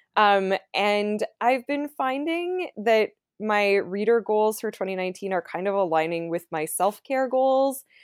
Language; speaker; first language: English; native; English